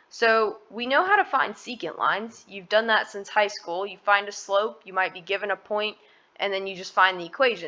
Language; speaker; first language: English; native; English